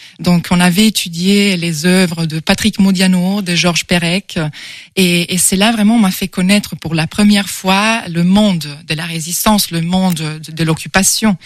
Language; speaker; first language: French; non-native, fluent; Italian